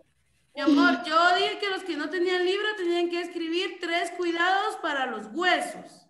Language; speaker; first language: Spanish; native; Spanish